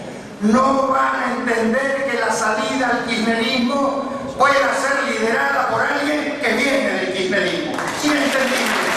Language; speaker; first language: Spanish; native; Spanish